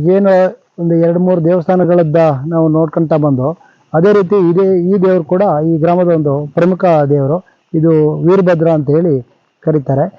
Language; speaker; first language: Kannada; native; Kannada